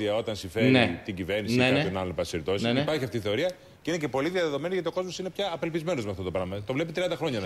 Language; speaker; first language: Greek; native; Greek